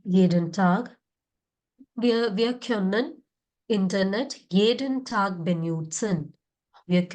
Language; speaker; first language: German; non-native, fluent; Malayalam